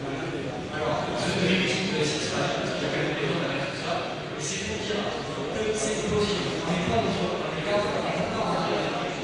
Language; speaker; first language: French; native; French